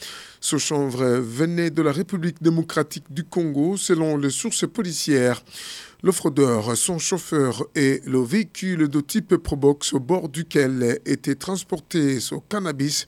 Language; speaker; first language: French; non-native, local second language; Rundi